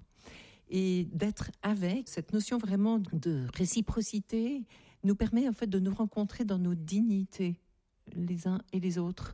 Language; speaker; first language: French; native; French